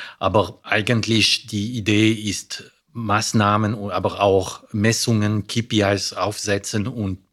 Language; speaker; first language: German; non-native, fluent; French